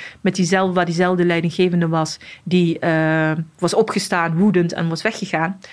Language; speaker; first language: Dutch; early bilingual, other home language; Arabic